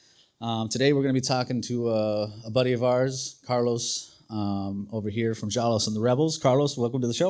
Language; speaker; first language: English; native; English